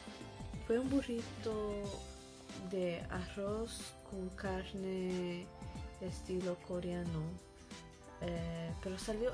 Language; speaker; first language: Spanish; early bilingual, heritage; Spanish